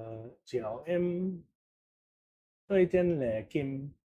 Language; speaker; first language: Vietnamese; non-native, learner; Dutch